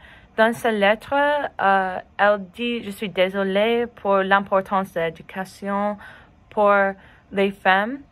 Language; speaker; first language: French; non-native, learner; English